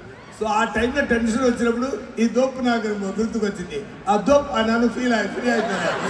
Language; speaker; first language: Telugu; non-native, learner; Tamil